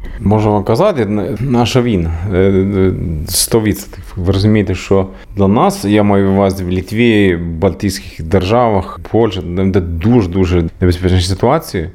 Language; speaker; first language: Ukrainian; non-native, learner; Swedish